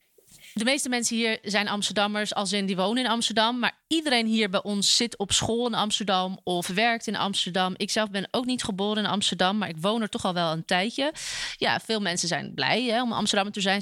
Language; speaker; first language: Dutch; native; Dutch